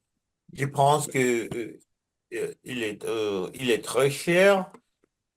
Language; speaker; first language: French; non-native, learner; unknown